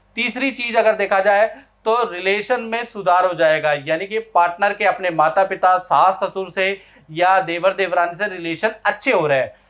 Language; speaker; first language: Hindi; native; Hindi